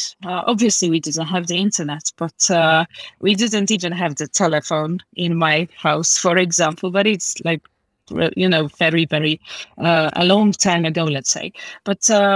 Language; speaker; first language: English; non-native, fluent; Polish